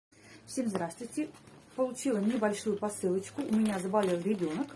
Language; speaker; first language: Russian; native; Russian